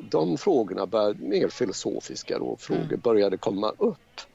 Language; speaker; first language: Swedish; native; Swedish